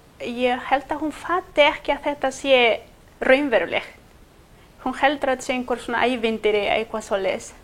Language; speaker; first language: Icelandic; non-native, fluent; Quechua